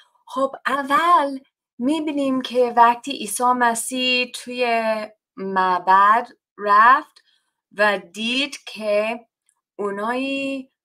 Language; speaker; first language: Persian; non-native, fluent; English